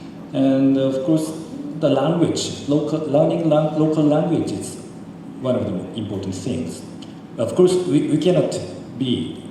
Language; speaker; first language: English; non-native, fluent; Japanese